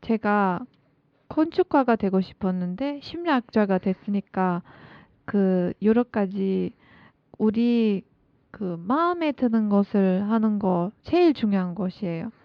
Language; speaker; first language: Korean; non-native, learner; Turkish